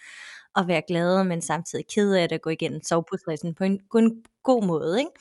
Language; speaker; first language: Danish; native; Danish